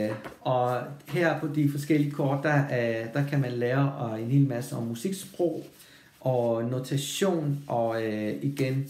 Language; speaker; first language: Danish; non-native, fluent; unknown